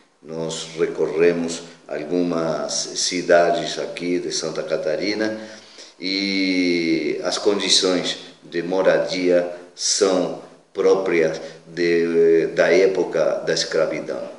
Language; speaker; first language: Portuguese; non-native, fluent; Spanish